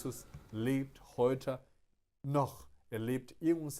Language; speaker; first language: German; non-native, fluent; Chinese